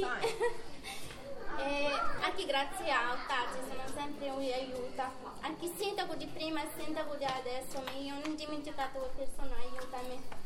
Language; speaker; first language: Italian; non-native, learner; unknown